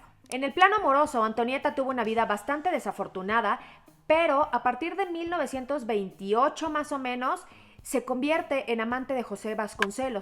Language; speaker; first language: Spanish; native; Spanish